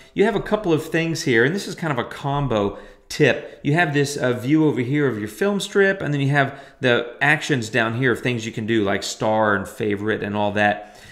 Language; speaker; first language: English; native; English